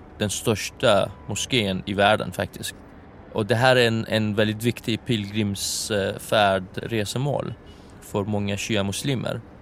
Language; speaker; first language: Swedish; non-native, fluent; Persian